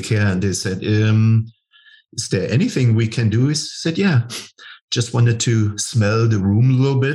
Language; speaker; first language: English; non-native, fluent; German